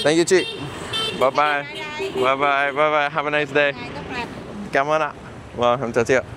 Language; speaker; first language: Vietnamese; non-native, fluent; English